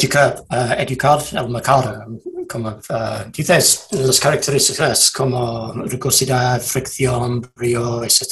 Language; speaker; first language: Spanish; non-native, learner; English